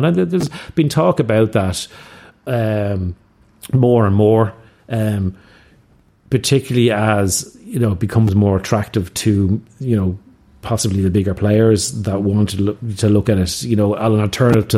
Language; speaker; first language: English; native; English